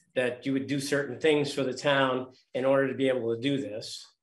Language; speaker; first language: English; native; English